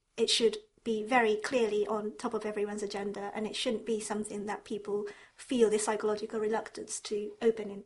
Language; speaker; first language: English; early bilingual, other home language; Japanese